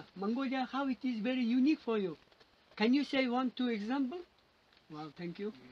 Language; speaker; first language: English; non-native, learner; Mongolian